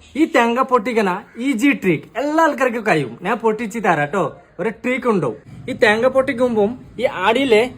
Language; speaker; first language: Malayalam; non-native, fluent; Bangla